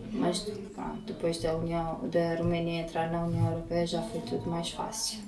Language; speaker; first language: Portuguese; non-native, fluent; Romanian